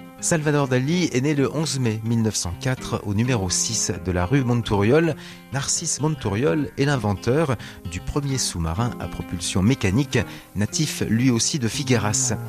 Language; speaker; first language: French; native; French